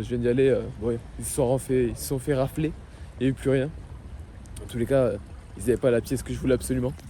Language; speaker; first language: French; native; French